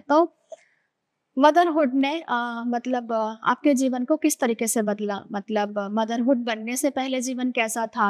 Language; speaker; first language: Hindi; native; Hindi